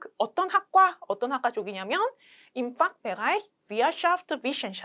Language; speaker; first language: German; non-native, fluent; Korean